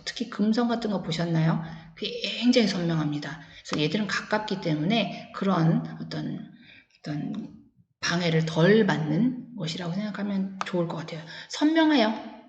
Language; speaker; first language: Korean; native; Korean